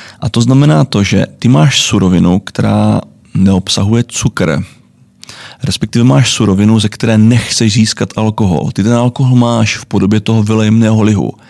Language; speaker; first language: Czech; native; Czech